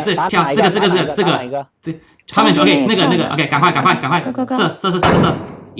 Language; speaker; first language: Chinese; early bilingual, heritage; Chinese